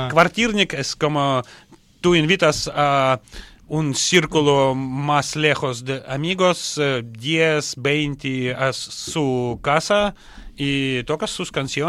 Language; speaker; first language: Spanish; non-native, learner; Russian